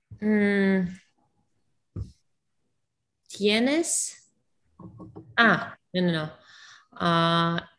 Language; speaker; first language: Spanish; non-native, learner; English